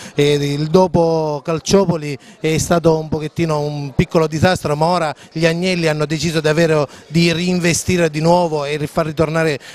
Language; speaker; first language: Italian; native; Italian